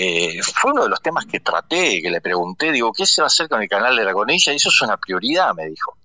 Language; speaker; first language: Spanish; native; Spanish